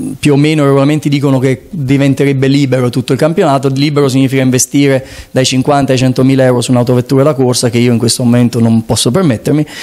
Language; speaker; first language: Italian; native; Italian